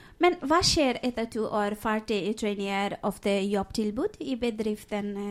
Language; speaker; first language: Norwegian; non-native, fluent; Bangla